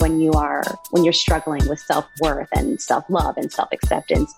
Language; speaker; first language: English; native; English